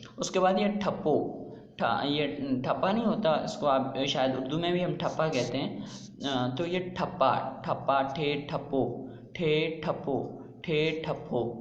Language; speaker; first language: Urdu; non-native, local second language; Sindhi